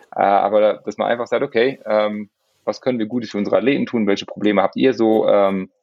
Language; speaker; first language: German; non-native, local second language; Luxembourgish